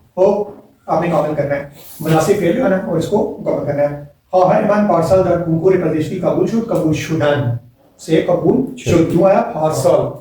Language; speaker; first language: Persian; non-native, fluent; Urdu